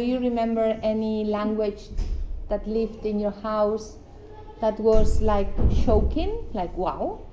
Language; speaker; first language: English; non-native, fluent; Catalan